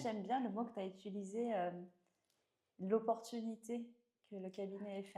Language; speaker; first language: French; native; French